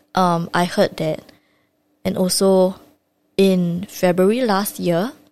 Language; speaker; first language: English; native; English